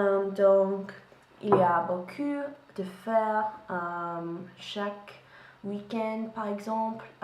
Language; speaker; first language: French; non-native, learner; English